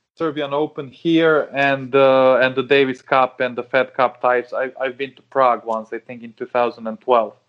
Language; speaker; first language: English; non-native, fluent; Serbian